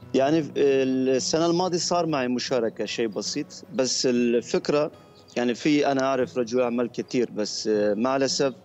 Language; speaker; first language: Arabic; non-native, fluent; Turkish